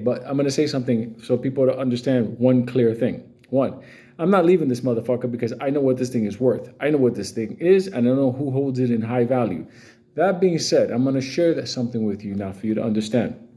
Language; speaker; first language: English; native; English